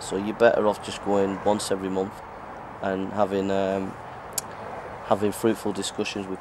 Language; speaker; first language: English; native; English